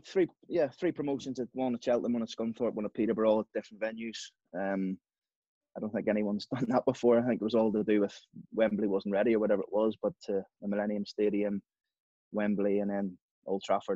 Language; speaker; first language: English; native; English